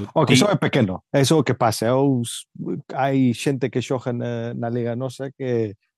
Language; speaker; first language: Galician; early bilingual, heritage; Galician